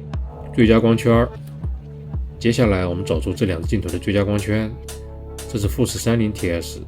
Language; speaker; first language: Chinese; native; Chinese